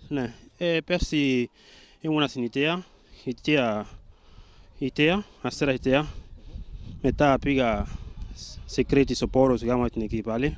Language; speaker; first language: Greek; non-native, learner; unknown